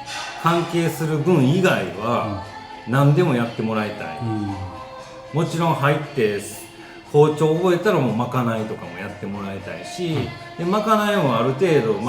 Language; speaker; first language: Japanese; native; Japanese